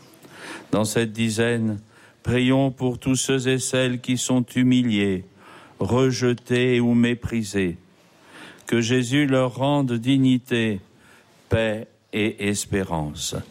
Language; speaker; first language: French; native; French